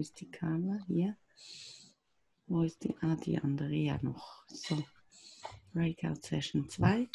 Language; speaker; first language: German; native; German